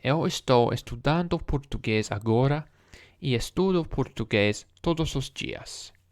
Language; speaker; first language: Portuguese; non-native, learner; English